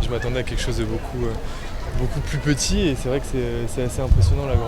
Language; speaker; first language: French; native; French